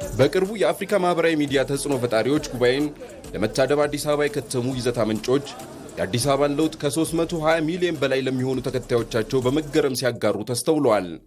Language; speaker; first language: Amharic; native; Amharic